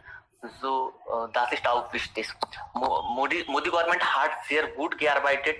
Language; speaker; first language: German; non-native, learner; Hindi